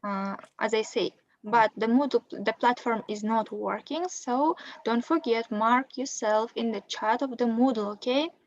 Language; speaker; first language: English; non-native, fluent; Kazakh